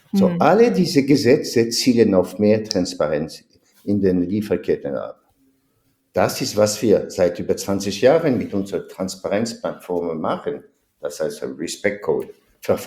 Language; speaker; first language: German; non-native, fluent; French